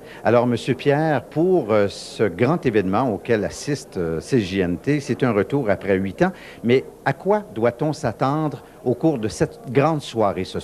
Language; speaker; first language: French; native; French